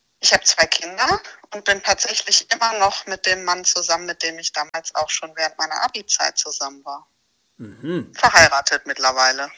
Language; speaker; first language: German; native; German